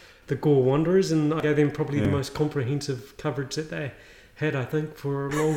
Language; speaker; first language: English; native; English